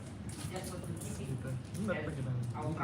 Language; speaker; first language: English; non-native, fluent; Indonesian